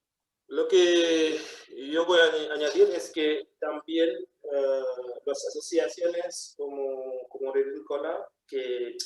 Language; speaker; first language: Spanish; non-native, fluent; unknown